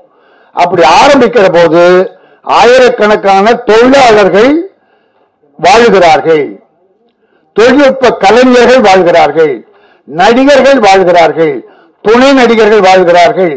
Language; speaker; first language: Tamil; native; Tamil